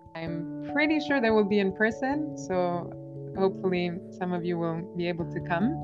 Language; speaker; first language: English; non-native, fluent; Albanian